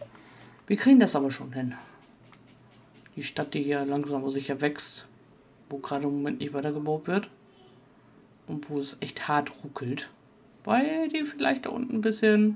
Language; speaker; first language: German; native; German